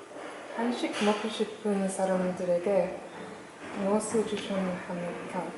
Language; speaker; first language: Korean; non-native, learner; English